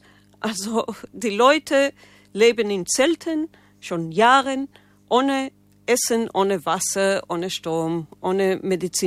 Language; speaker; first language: German; non-native, learner; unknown